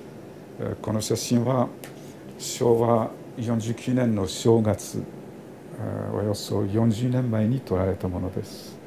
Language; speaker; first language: Japanese; non-native, fluent; French